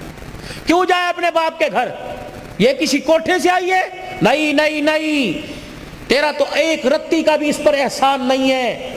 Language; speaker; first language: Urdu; non-native, local second language; Punjabi